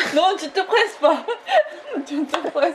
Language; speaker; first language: French; non-native, learner; Korean